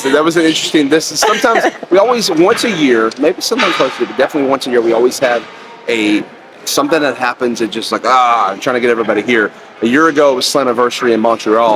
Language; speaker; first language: English; native; English